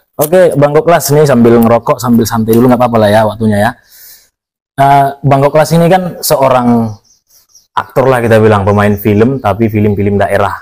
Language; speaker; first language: Indonesian; native; Indonesian